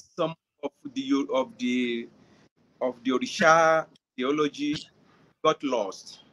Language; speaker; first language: English; non-native, local second language; Yoruba